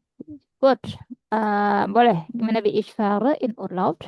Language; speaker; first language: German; non-native, fluent; Indonesian